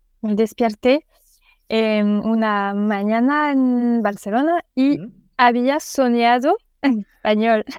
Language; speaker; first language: Spanish; non-native, learner; French